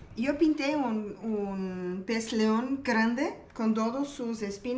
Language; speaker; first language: Spanish; non-native, learner; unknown